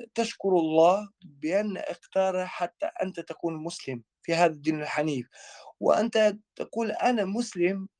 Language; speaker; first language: Arabic; non-native, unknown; Albanian